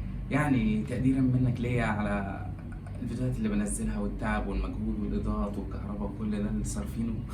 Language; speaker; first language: Arabic; native; Arabic